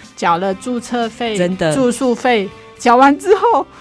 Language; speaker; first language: Chinese; non-native, local second language; Cantonese